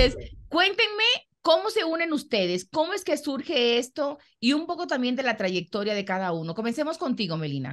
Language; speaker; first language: Spanish; native; Spanish